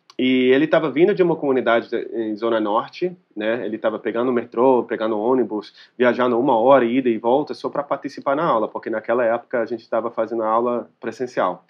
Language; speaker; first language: Portuguese; non-native, fluent; English